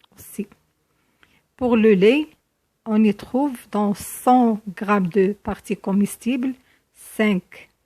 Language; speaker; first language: French; non-native, local second language; Arabic